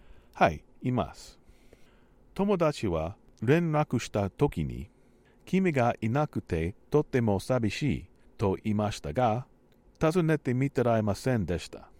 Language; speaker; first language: Japanese; non-native, learner; English